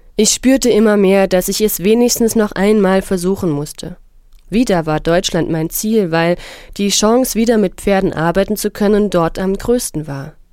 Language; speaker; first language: German; non-native, fluent; Arabic